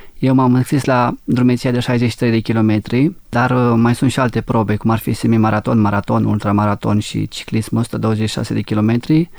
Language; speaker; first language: Romanian; native; Romanian